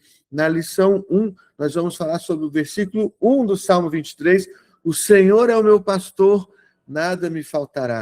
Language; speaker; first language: Portuguese; native; Portuguese